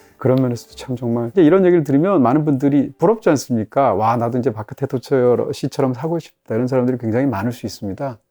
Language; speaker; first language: Korean; native; Korean